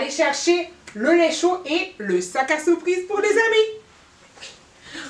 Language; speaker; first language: French; native; French